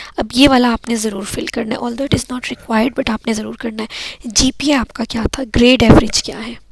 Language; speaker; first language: Urdu; native; Urdu